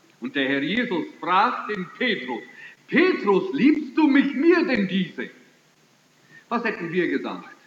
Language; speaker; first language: German; early bilingual, heritage; German